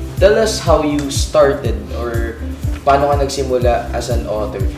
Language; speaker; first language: English; non-native, learner; Filipino